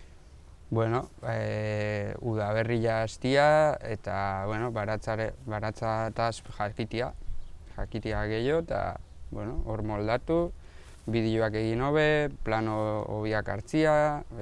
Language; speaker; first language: Basque; non-native, local second language; Spanish